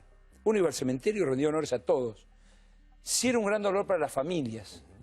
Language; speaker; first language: Spanish; native; Spanish